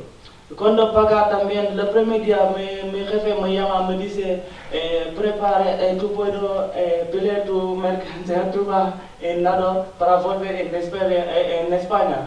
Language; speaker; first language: Spanish; non-native, learner; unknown